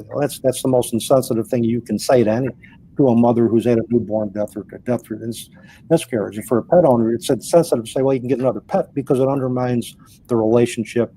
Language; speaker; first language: English; native; English